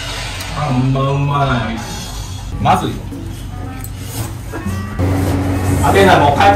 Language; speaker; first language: Japanese; native; Japanese